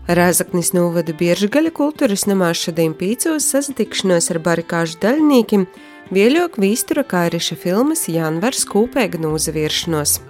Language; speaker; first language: Latvian; native; Latvian